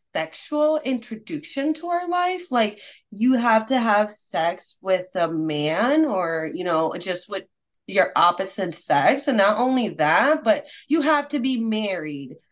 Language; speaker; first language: English; non-native, fluent; Spanish